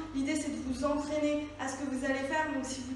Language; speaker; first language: French; native; French